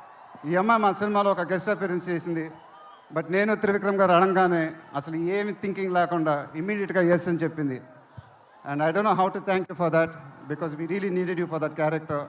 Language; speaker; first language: Telugu; native; Telugu